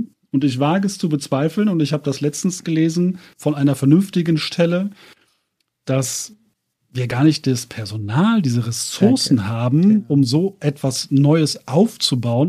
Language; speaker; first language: German; native; German